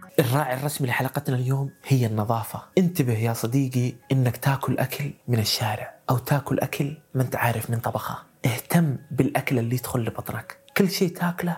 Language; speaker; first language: Arabic; native; Arabic